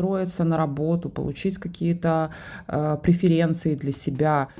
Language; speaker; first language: Russian; native; Russian